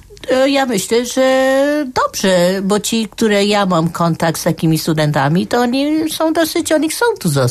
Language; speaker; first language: Polish; non-native, fluent; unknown